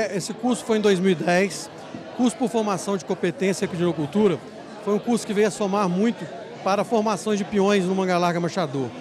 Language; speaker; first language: Portuguese; native; Portuguese